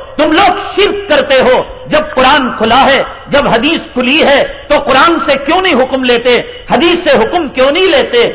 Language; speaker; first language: Urdu; native; Urdu